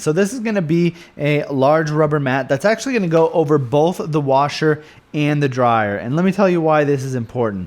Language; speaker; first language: English; native; English